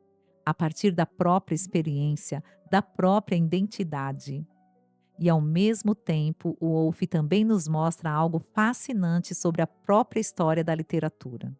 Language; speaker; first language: Portuguese; native; Portuguese